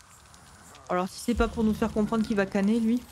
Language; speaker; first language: French; native; French